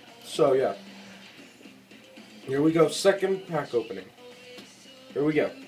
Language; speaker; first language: English; native; English